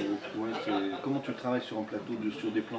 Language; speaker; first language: French; native; French